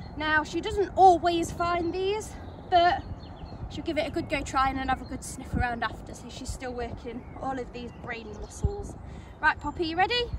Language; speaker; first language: English; native; English